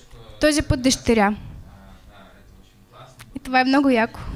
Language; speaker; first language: Bulgarian; non-native, fluent; Russian